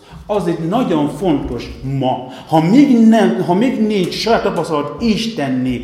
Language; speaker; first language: Hungarian; non-native, fluent; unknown